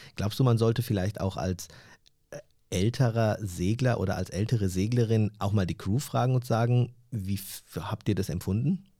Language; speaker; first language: German; early bilingual, other home language; Turkish